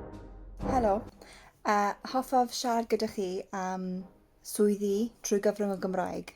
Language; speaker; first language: Welsh; non-native, local second language; English